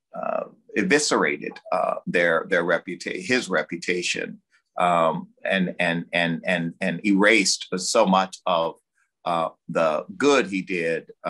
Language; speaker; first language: English; native; English